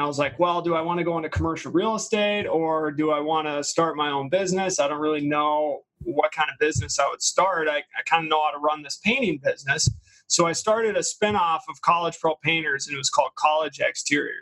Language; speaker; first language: English; native; English